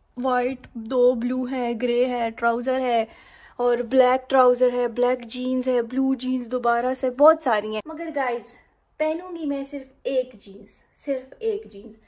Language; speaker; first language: Urdu; native; Urdu